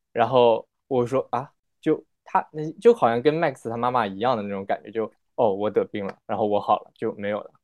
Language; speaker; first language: Chinese; native; Chinese